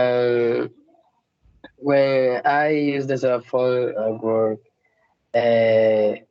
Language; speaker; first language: English; non-native, learner; Spanish